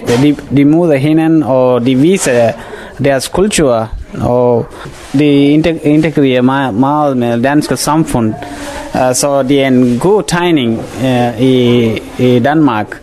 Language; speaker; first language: Danish; non-native, fluent; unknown